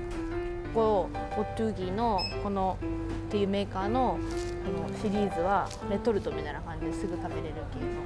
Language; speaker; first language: Japanese; native; Japanese